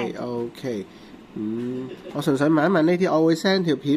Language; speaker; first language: Cantonese; native; Cantonese